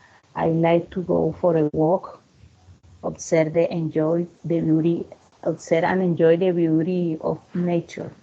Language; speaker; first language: English; non-native, learner; Spanish